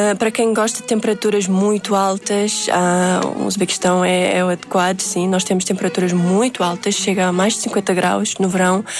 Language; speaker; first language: Portuguese; early bilingual, other home language; Uzbek